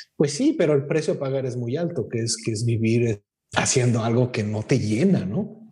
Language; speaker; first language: Spanish; native; Spanish